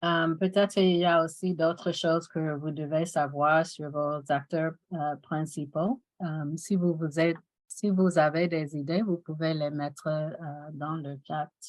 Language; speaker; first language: French; non-native, fluent; English